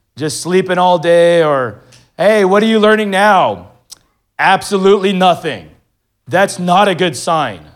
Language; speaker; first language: English; early bilingual, other home language; Filipino